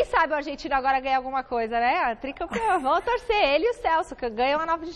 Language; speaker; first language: Portuguese; native; Portuguese